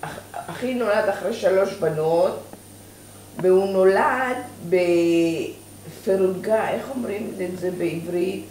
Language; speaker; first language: Hebrew; early bilingual, other home language; Persian